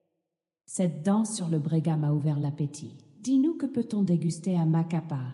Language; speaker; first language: French; native; French